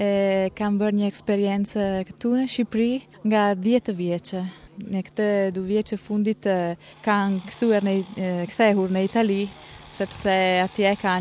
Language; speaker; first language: Albanian; non-native, learner; Italian